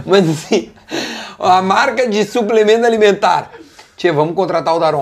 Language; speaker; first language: Portuguese; native; Portuguese